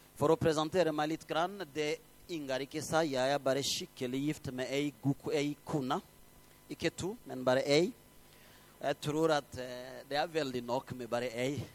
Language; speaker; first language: Norwegian; non-native, fluent; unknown